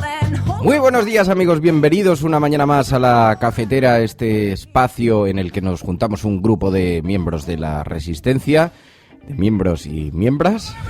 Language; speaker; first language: Spanish; native; Spanish